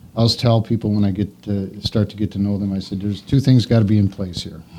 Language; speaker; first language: English; native; English